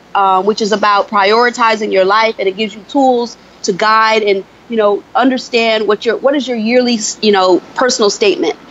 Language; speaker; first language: English; native; English